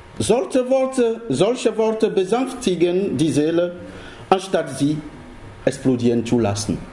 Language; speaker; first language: German; non-native, fluent; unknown